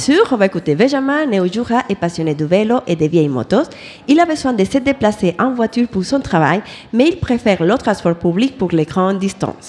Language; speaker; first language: French; non-native, fluent; Portuguese